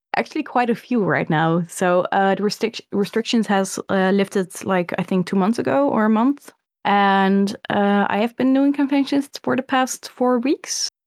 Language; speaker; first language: English; early bilingual, other home language; Dutch